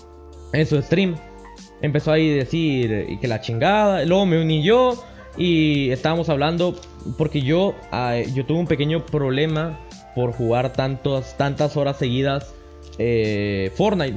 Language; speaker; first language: Spanish; native; Spanish